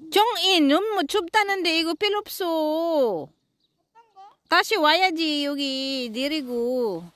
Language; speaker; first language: Korean; non-native, learner; Filipino